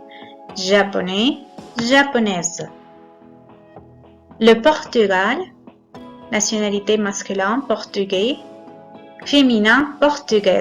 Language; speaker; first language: French; non-native, fluent; Spanish